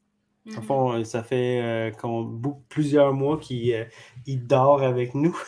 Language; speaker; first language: French; native; French